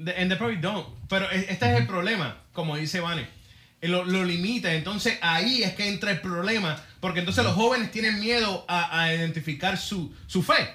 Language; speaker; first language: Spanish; early bilingual, heritage; Spanish